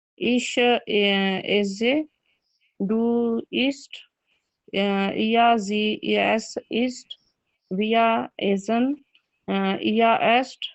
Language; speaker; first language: German; non-native, learner; Urdu